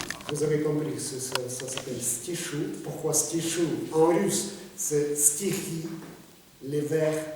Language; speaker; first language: French; non-native, fluent; Russian